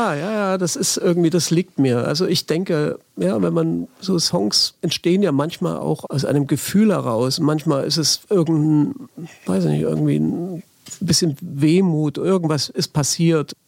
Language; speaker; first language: German; native; German